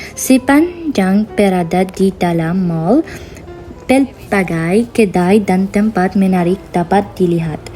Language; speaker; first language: Malay; non-native, learner; Arabic